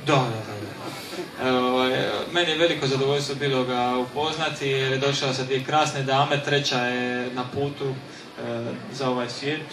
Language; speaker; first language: Bosnian; native; Bosnian